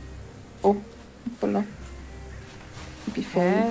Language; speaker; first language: German; native; German